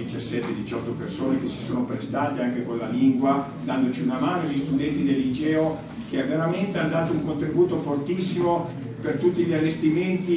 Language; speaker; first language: Italian; native; Italian